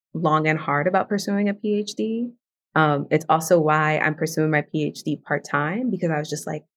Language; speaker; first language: English; early bilingual, other home language; Spanish